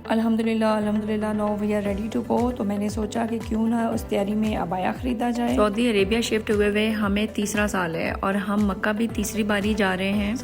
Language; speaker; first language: Urdu; native; Urdu